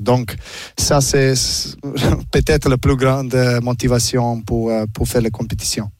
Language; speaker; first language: French; non-native, learner; Serbian